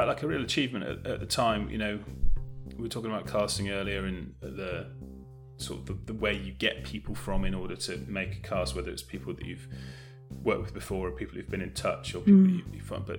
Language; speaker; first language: English; native; English